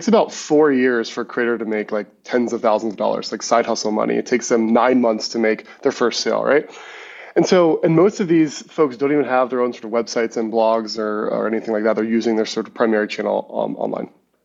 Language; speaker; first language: English; native; English